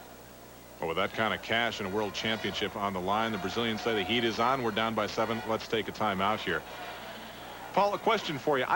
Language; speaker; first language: English; native; English